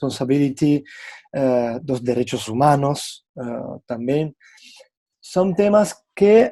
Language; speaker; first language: Portuguese; non-native, fluent; Italian